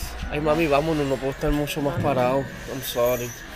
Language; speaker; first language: Spanish; native; Spanish